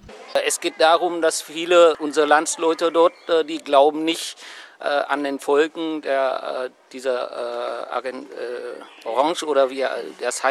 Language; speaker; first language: German; non-native, learner; Vietnamese